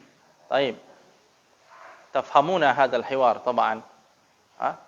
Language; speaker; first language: Arabic; non-native, fluent; Indonesian